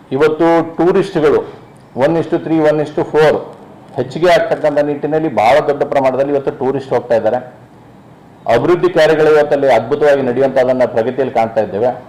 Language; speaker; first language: Kannada; native; Kannada